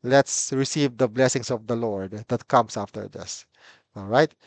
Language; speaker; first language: English; non-native, local second language; Filipino